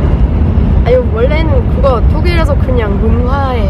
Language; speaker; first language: Korean; non-native, learner; German